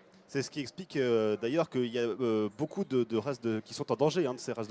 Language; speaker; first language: French; native; French